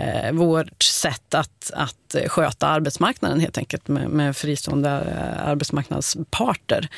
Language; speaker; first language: Swedish; native; Swedish